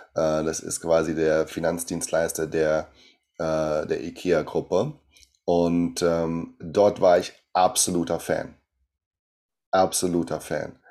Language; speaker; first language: German; early bilingual, other home language; Portuguese